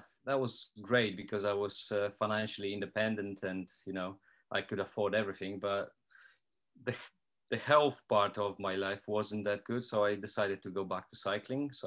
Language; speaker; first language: English; non-native, fluent; Polish